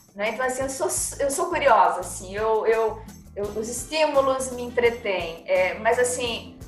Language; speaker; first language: Portuguese; native; Portuguese